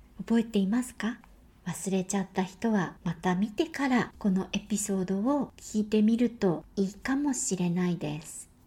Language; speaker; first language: Japanese; native; Japanese